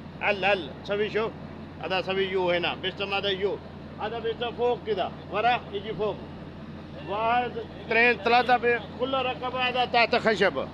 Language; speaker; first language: Arabic; non-native, learner; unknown